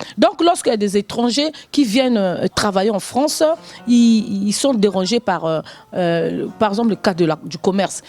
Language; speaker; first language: French; non-native, local second language; Lingala